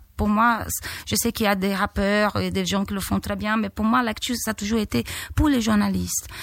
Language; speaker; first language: French; non-native, fluent; Portuguese